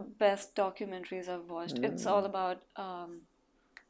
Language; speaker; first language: English; non-native, local second language; Marathi